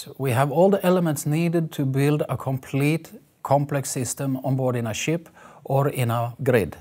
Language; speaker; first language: English; non-native, fluent; Norwegian